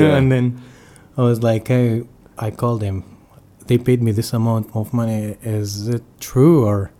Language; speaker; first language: English; non-native, fluent; Arabic